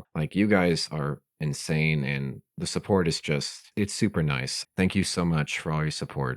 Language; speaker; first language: English; native; English